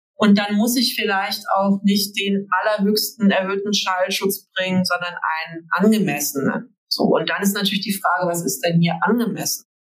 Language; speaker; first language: German; native; German